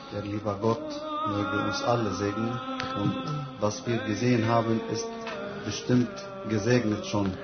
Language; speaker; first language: German; non-native, fluent; Arabic